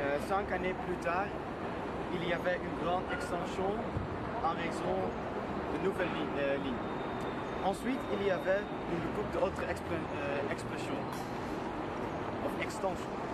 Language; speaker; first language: French; non-native, learner; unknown